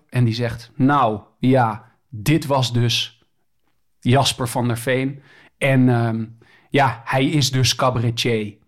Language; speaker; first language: Dutch; native; Dutch